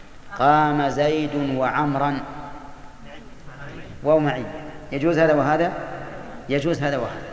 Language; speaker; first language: Arabic; native; Arabic